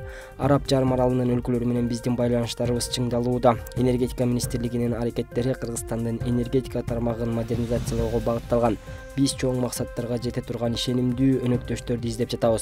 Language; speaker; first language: Kyrgyz; native; Kyrgyz